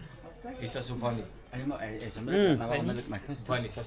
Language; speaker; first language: French; non-native, learner; Arabic